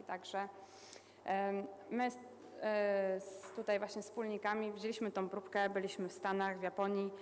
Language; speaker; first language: Polish; native; Polish